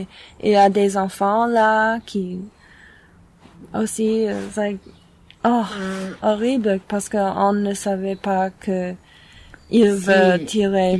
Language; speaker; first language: French; non-native, learner; English